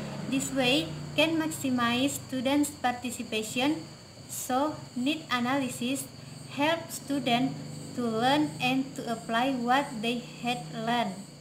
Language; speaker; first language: English; non-native, fluent; Indonesian